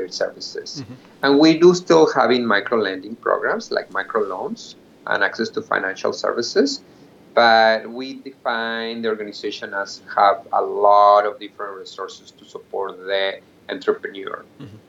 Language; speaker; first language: English; non-native, fluent; Spanish